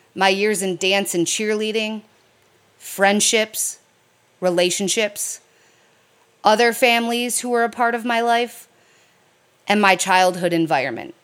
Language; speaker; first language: English; native; English